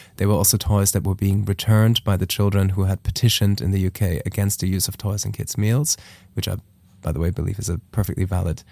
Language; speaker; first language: English; non-native, fluent; German